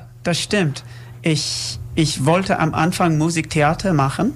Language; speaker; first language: German; non-native, learner; English